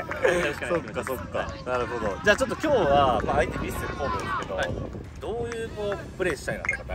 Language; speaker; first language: Japanese; native; Japanese